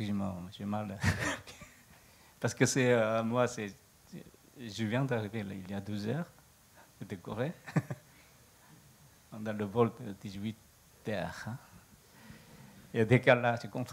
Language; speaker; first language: French; non-native, learner; Korean